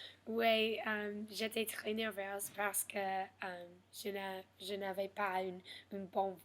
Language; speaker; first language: French; non-native, learner; English